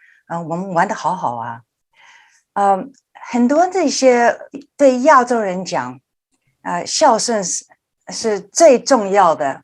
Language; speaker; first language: Chinese; early bilingual, heritage; Chinese